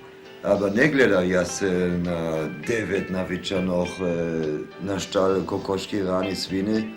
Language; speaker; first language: Macedonian; non-native, learner; German